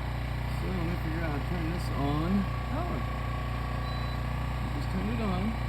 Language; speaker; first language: English; native; English